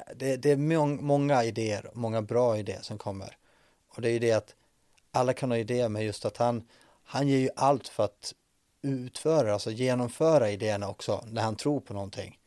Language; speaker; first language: Swedish; native; Swedish